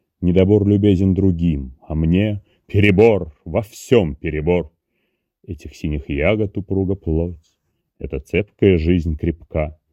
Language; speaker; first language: Russian; native; Russian